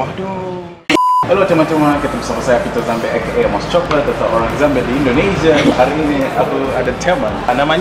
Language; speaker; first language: Indonesian; non-native, fluent; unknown